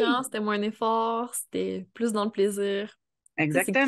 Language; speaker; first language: French; native; French